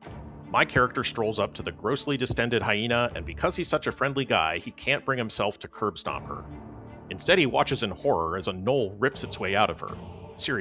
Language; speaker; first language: English; native; English